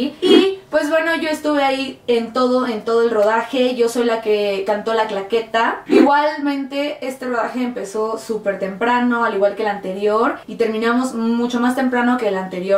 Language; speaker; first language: Spanish; native; Spanish